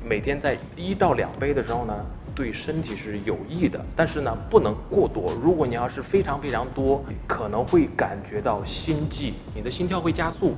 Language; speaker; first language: Chinese; native; Chinese